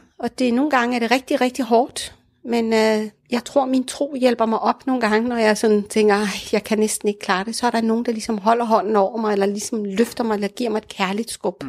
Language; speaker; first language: Danish; early bilingual, other home language; Arabic